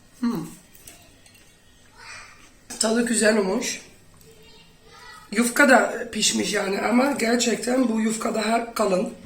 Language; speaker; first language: Turkish; early bilingual, heritage; Turkish